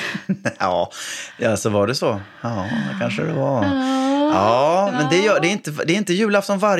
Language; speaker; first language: Swedish; native; Swedish